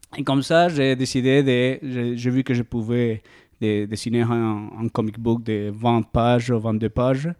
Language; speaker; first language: French; non-native, learner; Spanish